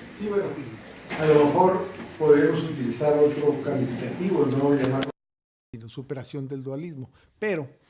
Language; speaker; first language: Spanish; native; Spanish